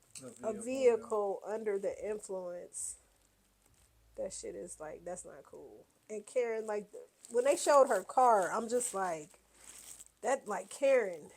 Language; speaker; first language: English; native; English